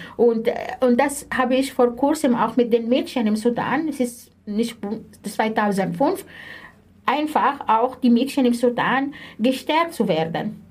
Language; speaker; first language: German; non-native, fluent; Arabic